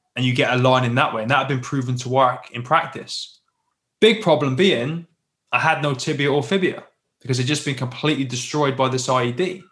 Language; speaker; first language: English; native; English